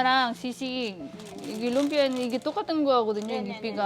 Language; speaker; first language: Korean; non-native, learner; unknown